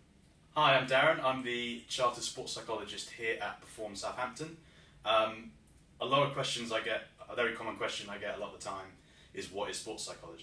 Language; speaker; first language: English; native; English